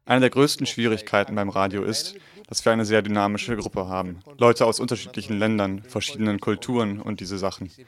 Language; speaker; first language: German; non-native, fluent; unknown